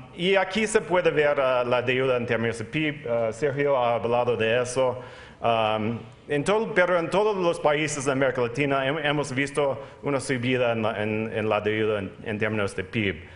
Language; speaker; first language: Spanish; non-native, fluent; English